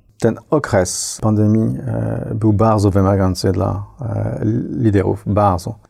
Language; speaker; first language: Polish; non-native, fluent; French